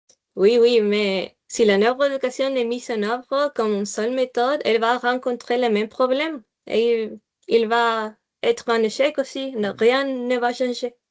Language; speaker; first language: French; non-native, learner; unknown